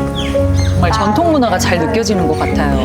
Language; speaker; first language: Korean; native; Korean